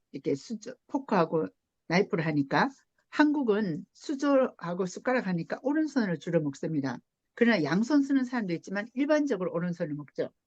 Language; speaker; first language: Korean; native; Korean